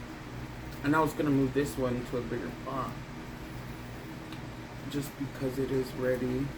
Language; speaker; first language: English; native; English